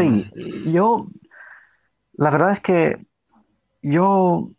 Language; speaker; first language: Spanish; non-native, fluent; English